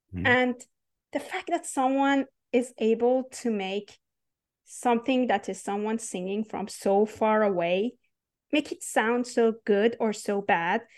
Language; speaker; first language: English; non-native, fluent; Persian